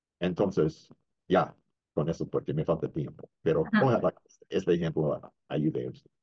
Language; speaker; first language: Spanish; non-native, fluent; English